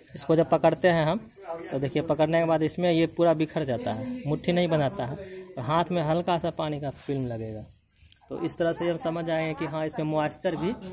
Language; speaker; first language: Hindi; native; Hindi